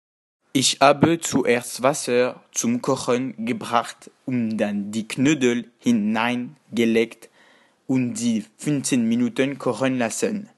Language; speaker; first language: German; non-native, learner; French